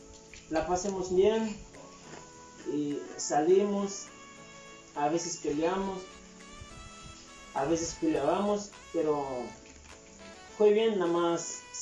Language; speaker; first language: Spanish; non-native, fluent; Haitian Creole